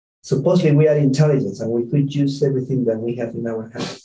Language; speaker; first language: English; non-native, fluent; Spanish